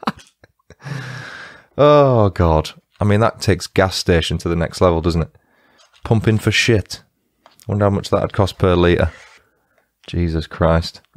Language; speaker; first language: English; native; English